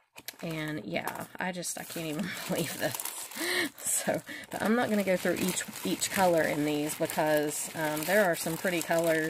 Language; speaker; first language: English; native; English